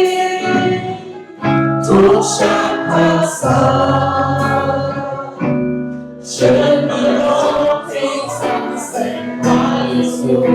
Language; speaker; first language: Thai; native; Thai